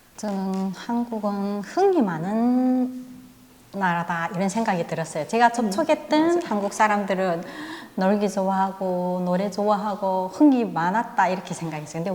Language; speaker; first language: Korean; non-native, fluent; Chinese